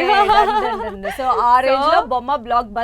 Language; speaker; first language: Telugu; native; Telugu